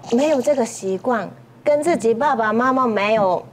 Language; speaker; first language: Chinese; non-native, fluent; Japanese